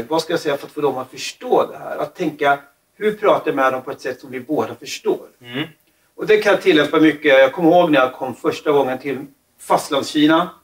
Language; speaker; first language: Swedish; native; Swedish